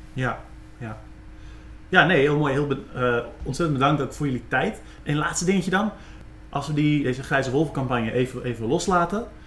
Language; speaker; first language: Dutch; native; Dutch